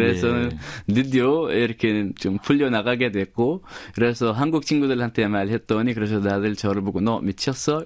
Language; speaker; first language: Korean; non-native, fluent; Arabic